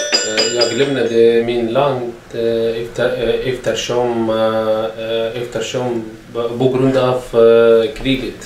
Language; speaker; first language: Swedish; non-native, learner; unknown